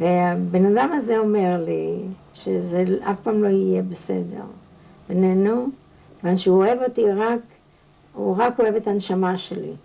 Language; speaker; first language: Hebrew; non-native, fluent; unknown